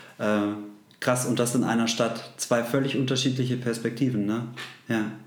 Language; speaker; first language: German; native; German